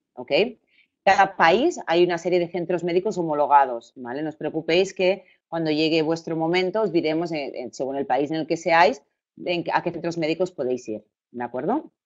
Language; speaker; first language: Spanish; native; Spanish